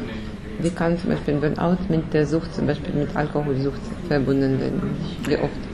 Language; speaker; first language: German; non-native, learner; Russian